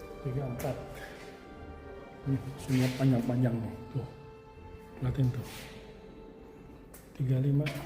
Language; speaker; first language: Indonesian; native; Indonesian